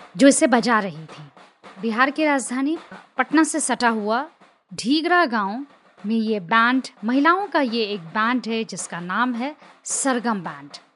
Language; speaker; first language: Hindi; native; Hindi